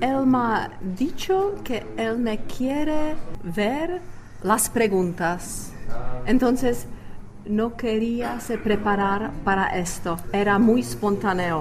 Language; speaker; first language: Spanish; non-native, fluent; Czech